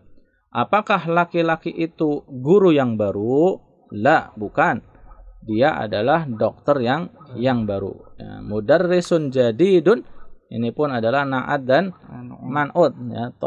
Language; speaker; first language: Indonesian; native; Indonesian